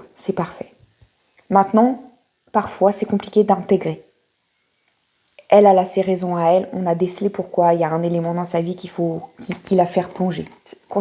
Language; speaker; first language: French; native; French